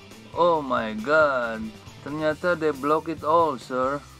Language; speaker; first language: English; non-native, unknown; Indonesian